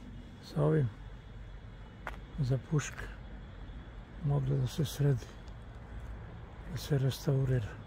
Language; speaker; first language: Croatian; native; Croatian